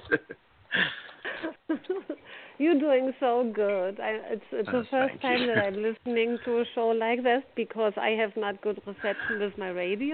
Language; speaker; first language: English; non-native, fluent; German